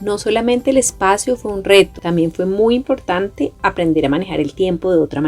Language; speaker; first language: Spanish; native; Spanish